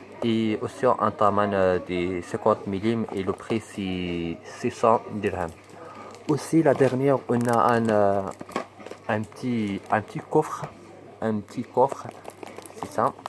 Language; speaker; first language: French; non-native, learner; Arabic